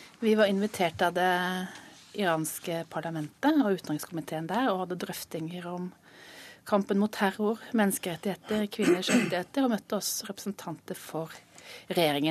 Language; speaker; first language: Norwegian; native; Norwegian